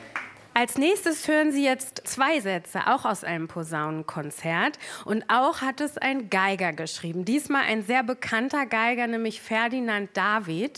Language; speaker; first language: German; native; German